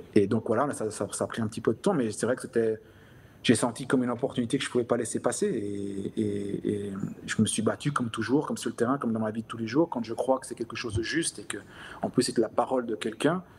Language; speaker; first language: French; native; French